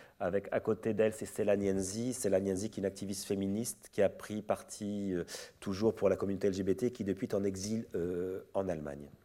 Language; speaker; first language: French; native; French